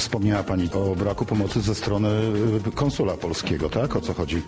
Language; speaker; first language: Polish; native; Polish